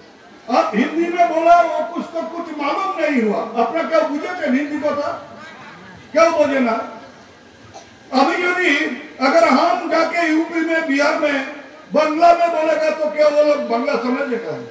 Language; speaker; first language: Hindi; non-native, local second language; Bangla